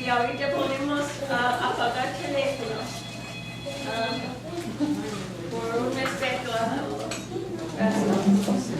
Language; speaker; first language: Spanish; non-native, learner; English